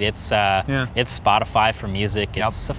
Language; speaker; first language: English; native; English